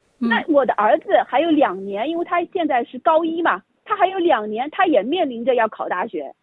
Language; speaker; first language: Chinese; native; Chinese